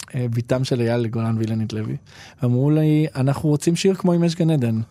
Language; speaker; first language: Hebrew; native; Hebrew